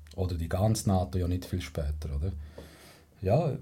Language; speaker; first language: German; non-native, fluent; Spanish